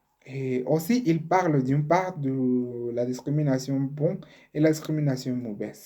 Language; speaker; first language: French; non-native, learner; Spanish